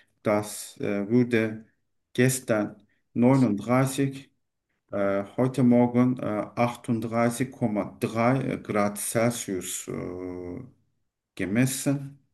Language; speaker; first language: German; non-native, fluent; Turkish